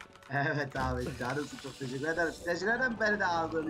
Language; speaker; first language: Turkish; early bilingual, heritage; Turkish